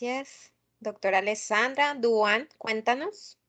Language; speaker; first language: Spanish; native; Spanish